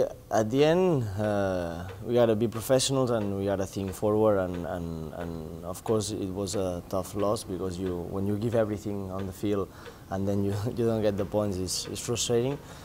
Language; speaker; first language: English; non-native, fluent; Spanish